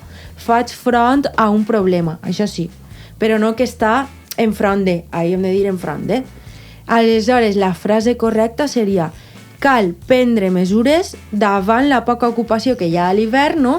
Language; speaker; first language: Catalan; native; Catalan